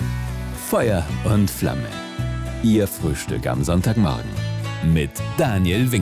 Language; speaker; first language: German; native; German